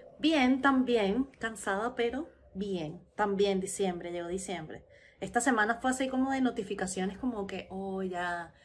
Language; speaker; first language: Spanish; native; Spanish